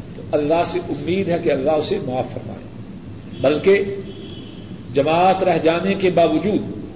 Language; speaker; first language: Urdu; non-native, local second language; Punjabi